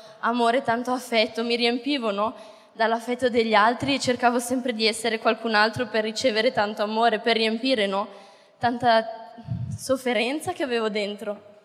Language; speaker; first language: Italian; native; Italian